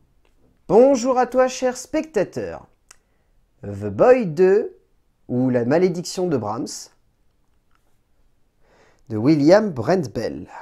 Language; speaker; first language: French; native; French